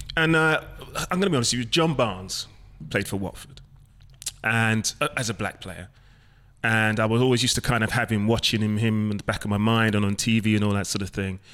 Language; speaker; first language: English; native; English